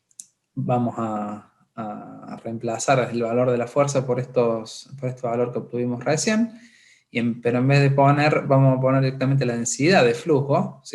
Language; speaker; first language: Spanish; native; Spanish